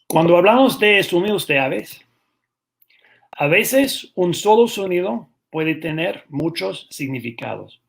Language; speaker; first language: Spanish; non-native, fluent; English